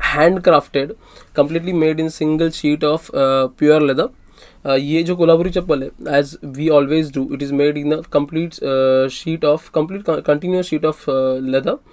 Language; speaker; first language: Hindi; non-native, local second language; Marathi